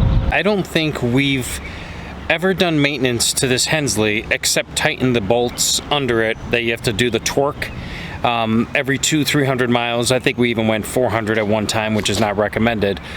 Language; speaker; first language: English; native; English